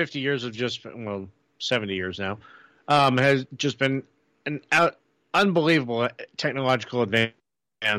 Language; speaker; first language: English; native; English